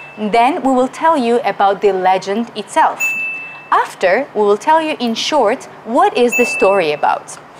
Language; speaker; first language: English; non-native, fluent; Georgian